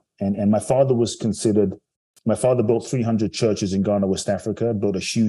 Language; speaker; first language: English; native; English